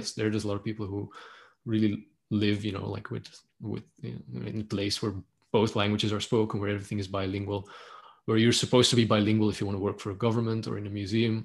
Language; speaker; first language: English; non-native, fluent; Dutch